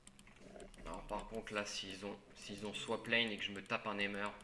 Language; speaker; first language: French; native; French